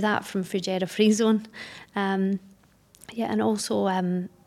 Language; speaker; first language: English; native; English